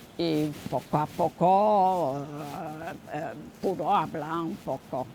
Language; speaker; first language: Spanish; non-native, fluent; German